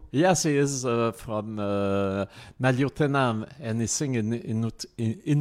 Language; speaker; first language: English; non-native, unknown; French